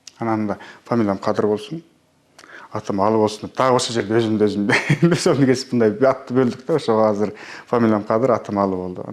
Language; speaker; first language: Kyrgyz; early bilingual, heritage; Kyrgyz